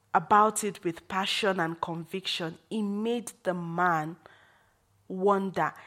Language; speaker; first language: English; non-native, local second language; Igbo